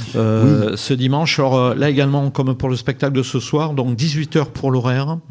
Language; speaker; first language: French; native; French